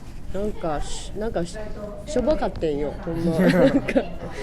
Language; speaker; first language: Japanese; non-native, fluent; Chinese